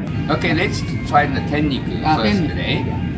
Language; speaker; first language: English; non-native, learner; Japanese